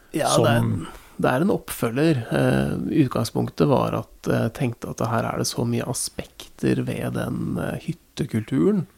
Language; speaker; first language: Norwegian; native; Norwegian